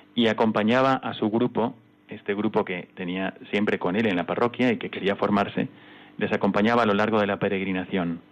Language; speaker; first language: Spanish; native; Spanish